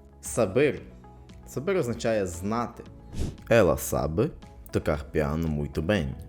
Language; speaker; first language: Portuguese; non-native, fluent; Ukrainian